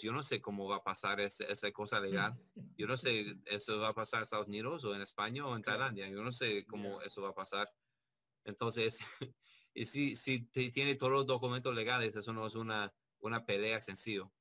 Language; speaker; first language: Spanish; non-native, learner; English